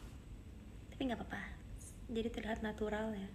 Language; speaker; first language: Indonesian; native; Indonesian